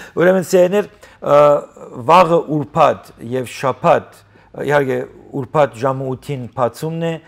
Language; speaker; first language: Armenian; native; Armenian